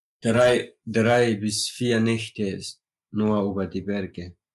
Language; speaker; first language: German; non-native, learner; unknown